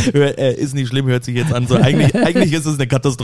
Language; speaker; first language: German; native; German